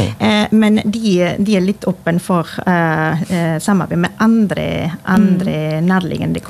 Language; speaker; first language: Norwegian; non-native, fluent; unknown